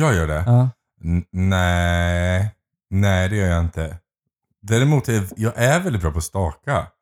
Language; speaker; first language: Swedish; native; Swedish